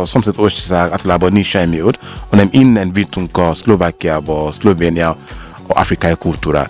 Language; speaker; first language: Hungarian; non-native, learner; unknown